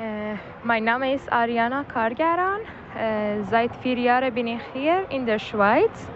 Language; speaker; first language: German; non-native, learner; Persian